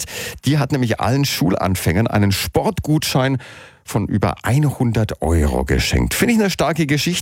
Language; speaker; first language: German; native; German